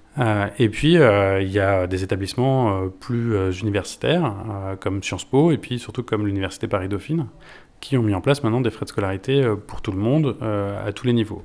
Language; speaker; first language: French; native; French